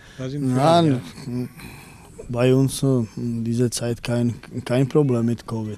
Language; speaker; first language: German; non-native, learner; Greek